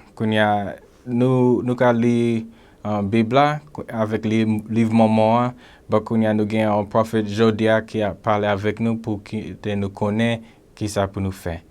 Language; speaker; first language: Haitian Creole; non-native, learner; English